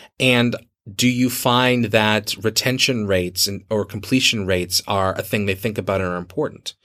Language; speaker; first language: English; native; English